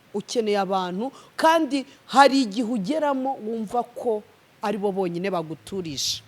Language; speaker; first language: Kinyarwanda; native; Kinyarwanda